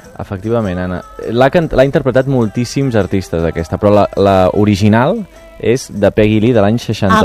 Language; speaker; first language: Catalan; native; Catalan